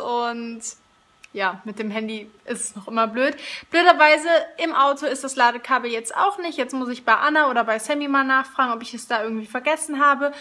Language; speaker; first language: German; native; German